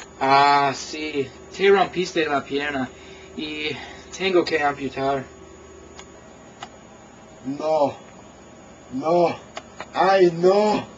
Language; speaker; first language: Spanish; non-native, learner; English